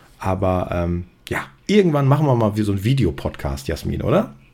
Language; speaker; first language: German; native; German